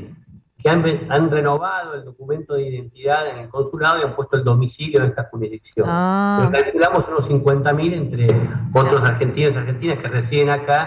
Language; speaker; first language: Spanish; native; Spanish